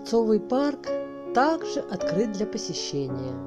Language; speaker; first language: Russian; native; Russian